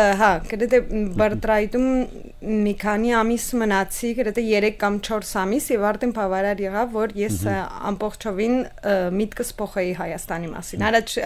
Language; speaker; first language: Armenian; early bilingual, heritage; Armenian